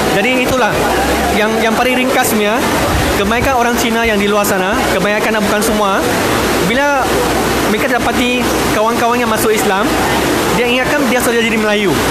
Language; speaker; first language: Malay; non-native, local second language; Chinese